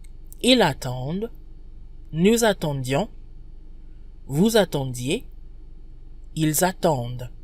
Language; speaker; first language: French; non-native, fluent; English